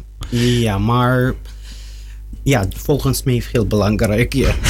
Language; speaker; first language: Dutch; non-native, learner; Russian